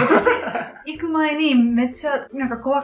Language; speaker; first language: Japanese; non-native, fluent; Dutch